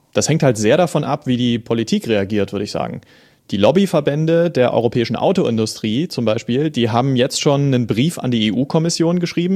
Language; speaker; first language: German; native; German